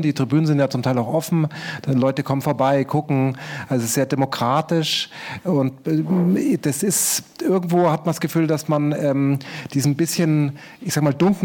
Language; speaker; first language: German; native; German